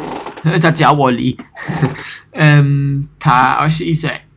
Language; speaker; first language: Chinese; non-native, learner; German